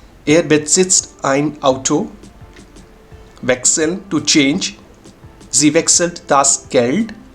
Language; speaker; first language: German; non-native, fluent; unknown